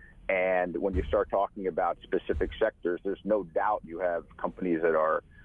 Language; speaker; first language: English; native; English